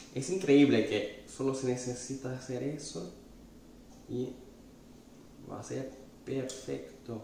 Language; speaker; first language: Spanish; non-native, fluent; Italian